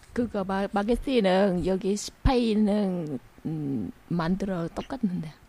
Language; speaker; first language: Korean; non-native, learner; Vietnamese